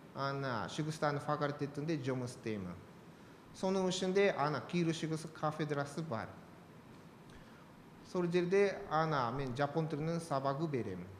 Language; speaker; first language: Kazakh; non-native, learner; Japanese